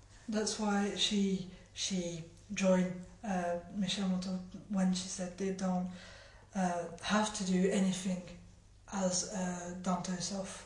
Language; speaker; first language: English; non-native, fluent; French